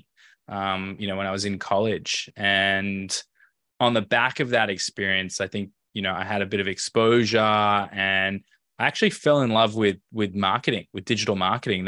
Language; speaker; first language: English; native; English